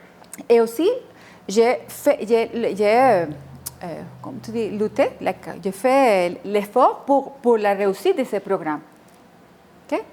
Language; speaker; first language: French; non-native, fluent; Spanish